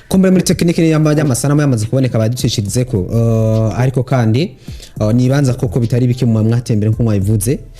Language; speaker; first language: Rundi; native; Rundi